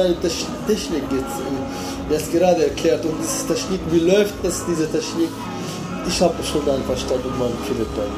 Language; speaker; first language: German; non-native, learner; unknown